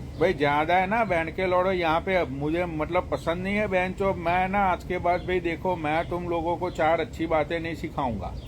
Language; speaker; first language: Hindi; native; Hindi